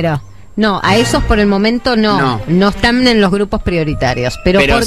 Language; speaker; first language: Spanish; native; Spanish